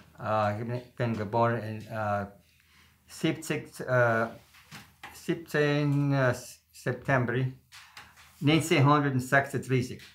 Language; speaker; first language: German; early bilingual, heritage; German